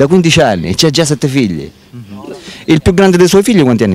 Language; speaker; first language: Italian; native; Italian